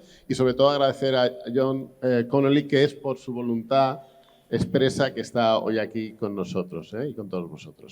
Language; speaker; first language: Spanish; native; Spanish